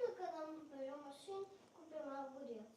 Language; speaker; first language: Russian; early bilingual, heritage; Russian